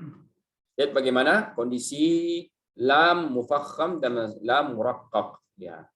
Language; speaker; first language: Indonesian; native; Indonesian